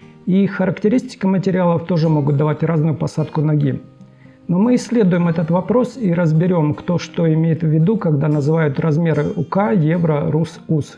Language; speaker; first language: Russian; native; Russian